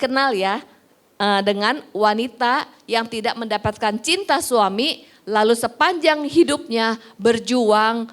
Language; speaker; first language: Indonesian; native; Indonesian